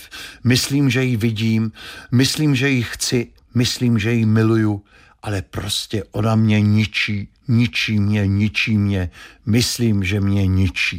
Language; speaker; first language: Czech; native; Czech